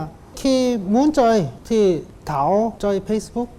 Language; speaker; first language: Vietnamese; non-native, learner; Korean